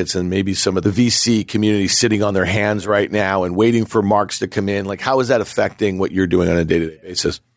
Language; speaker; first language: English; native; English